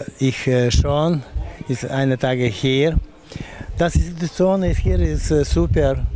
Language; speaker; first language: German; non-native, learner; Russian